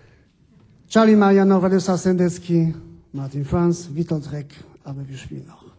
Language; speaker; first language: German; non-native, fluent; Polish